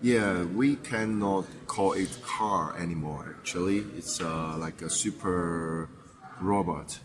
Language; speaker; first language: English; non-native, fluent; Chinese